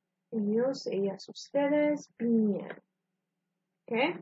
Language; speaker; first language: Spanish; non-native, fluent; English